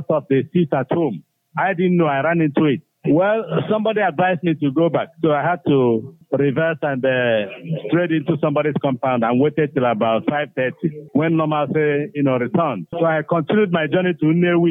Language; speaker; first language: English; non-native, local second language; Igbo